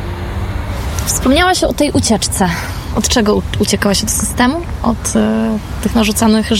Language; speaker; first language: Polish; native; Polish